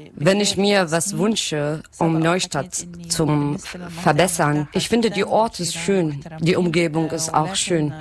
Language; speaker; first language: German; non-native, learner; Arabic